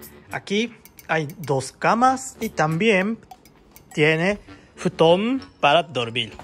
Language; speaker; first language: Spanish; non-native, learner; Japanese